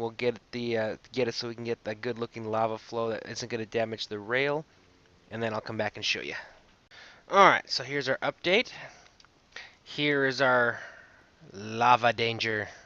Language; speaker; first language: English; native; English